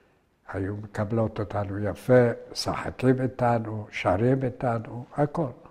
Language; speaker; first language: Hebrew; early bilingual, other home language; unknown